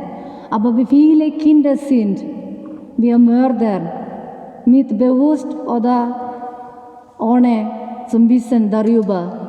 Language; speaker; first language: German; non-native, learner; Malayalam